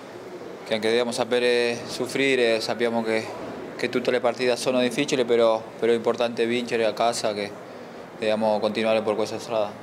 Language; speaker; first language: Italian; non-native, fluent; Spanish